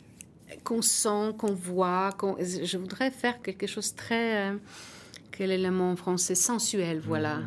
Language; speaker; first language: French; non-native, fluent; Polish